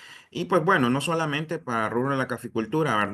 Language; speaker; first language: Spanish; native; Spanish